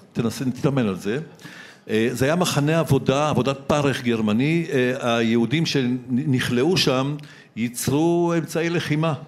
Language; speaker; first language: Hebrew; early bilingual, other home language; Polish